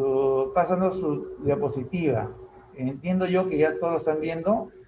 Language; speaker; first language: Spanish; native; Spanish